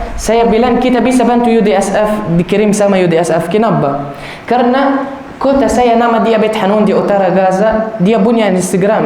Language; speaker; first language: Indonesian; non-native, learner; Arabic